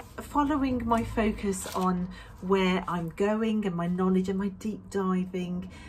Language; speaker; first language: English; native; English